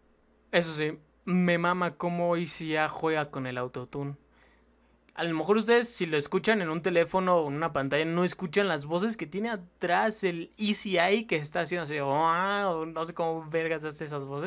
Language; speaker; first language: Spanish; native; Spanish